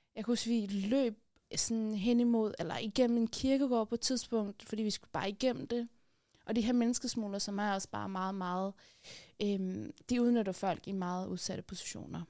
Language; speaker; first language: Danish; early bilingual, other home language; Persian